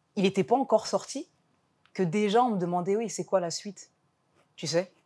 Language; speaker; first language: French; native; French